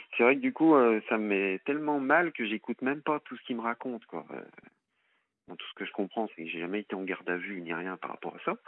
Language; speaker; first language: French; native; French